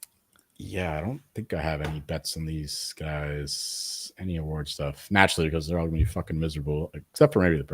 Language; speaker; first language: English; native; English